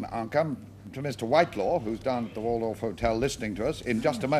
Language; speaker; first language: English; native; English